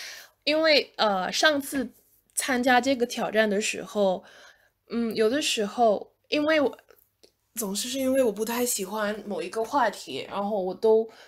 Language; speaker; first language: Chinese; non-native, fluent; English